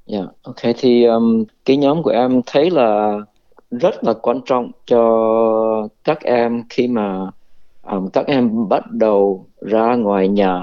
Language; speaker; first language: Vietnamese; early bilingual, heritage; Vietnamese